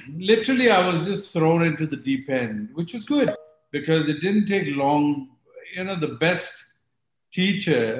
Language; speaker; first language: English; non-native, local second language; Hindi